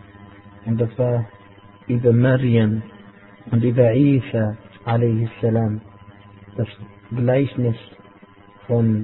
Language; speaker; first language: German; non-native, fluent; Arabic